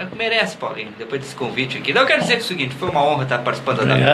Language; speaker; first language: Portuguese; native; Portuguese